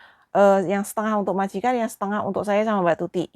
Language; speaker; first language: Indonesian; non-native, local second language; Javanese